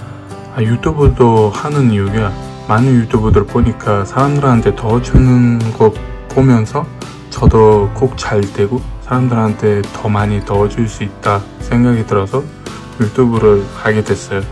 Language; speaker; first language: Korean; non-native, fluent; Uzbek